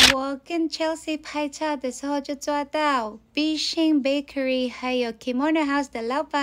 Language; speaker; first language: Chinese; non-native, learner; Filipino